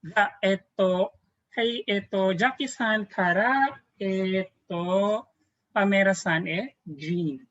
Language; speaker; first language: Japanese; non-native, fluent; Filipino